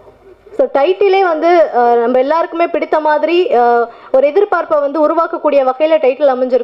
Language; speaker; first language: Tamil; native; Tamil